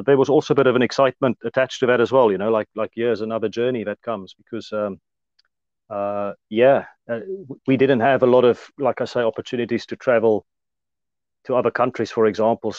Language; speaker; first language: English; non-native, local second language; Afrikaans